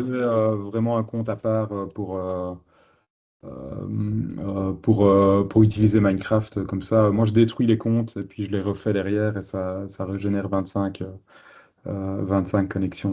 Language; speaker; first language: French; native; French